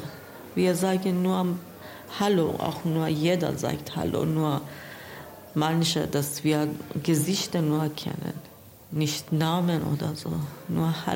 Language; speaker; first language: German; non-native, learner; Persian